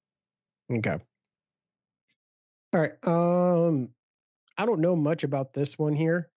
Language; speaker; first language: English; native; English